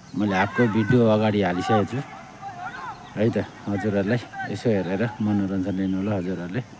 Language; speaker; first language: Nepali; native; Nepali